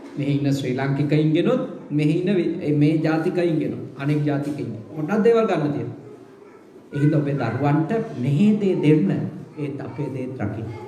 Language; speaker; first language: Sinhala; native; Sinhala